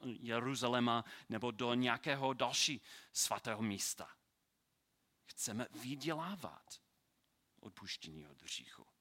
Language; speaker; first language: Czech; non-native, learner; English